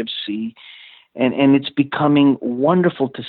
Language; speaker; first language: English; native; English